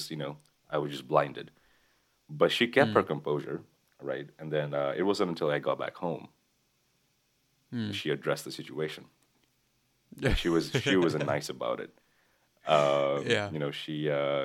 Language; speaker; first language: English; non-native, local second language; Nepali